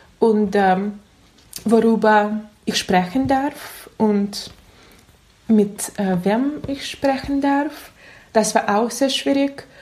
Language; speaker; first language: German; non-native, learner; Russian